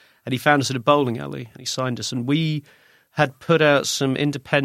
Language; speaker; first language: English; native; English